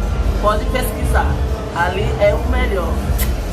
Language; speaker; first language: Portuguese; non-native, learner; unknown